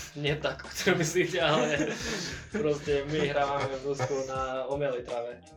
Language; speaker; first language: Slovak; non-native, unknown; Russian